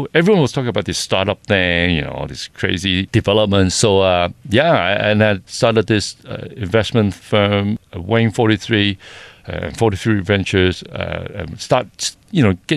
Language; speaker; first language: English; non-native, local second language; Cantonese